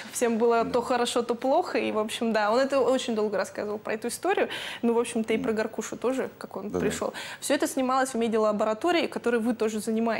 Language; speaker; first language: Russian; native; Russian